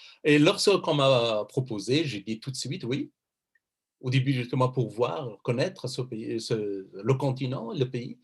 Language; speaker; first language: French; non-native, fluent; Persian